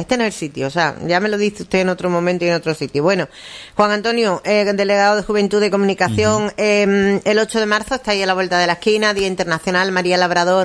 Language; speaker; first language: Spanish; native; Spanish